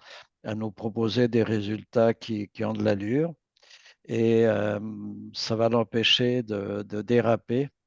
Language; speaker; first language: French; native; French